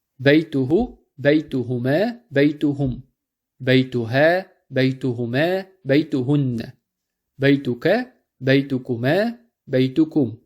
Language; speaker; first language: Arabic; non-native, fluent; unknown